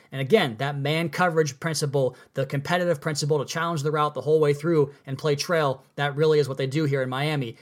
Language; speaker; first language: English; native; English